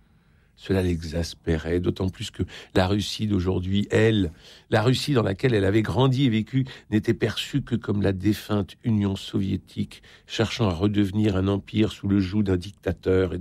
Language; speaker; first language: French; native; French